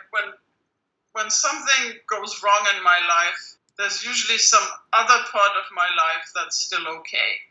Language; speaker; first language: English; non-native, fluent; German